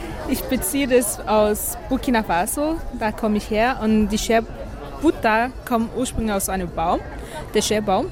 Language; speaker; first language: German; non-native, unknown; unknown